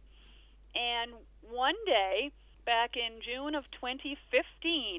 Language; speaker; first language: English; native; English